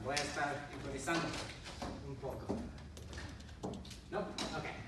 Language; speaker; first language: Spanish; non-native, learner; English